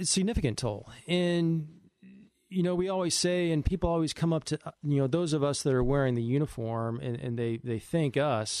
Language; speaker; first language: English; native; English